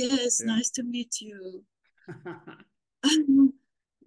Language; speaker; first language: English; non-native, learner; German